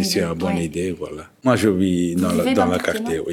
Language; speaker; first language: French; non-native, learner; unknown